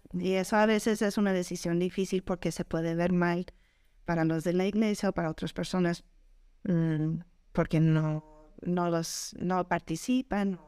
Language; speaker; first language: Spanish; non-native, fluent; English